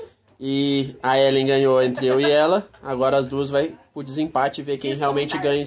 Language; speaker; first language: Portuguese; native; Portuguese